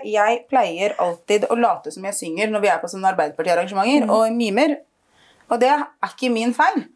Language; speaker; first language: Norwegian; early bilingual, other home language; Arabic